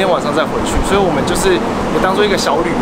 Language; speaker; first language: Chinese; native; Chinese